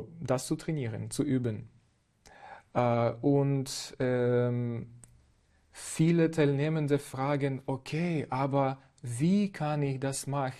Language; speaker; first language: German; non-native, fluent; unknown